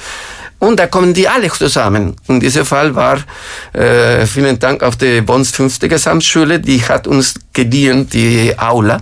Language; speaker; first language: German; non-native, fluent; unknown